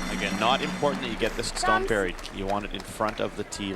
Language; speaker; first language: English; native; English